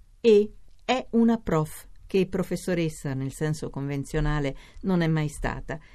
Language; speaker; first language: Italian; native; Italian